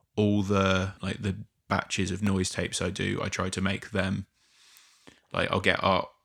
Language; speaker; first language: English; native; English